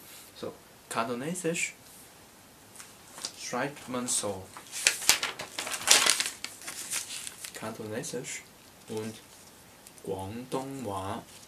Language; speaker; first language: German; non-native, learner; Cantonese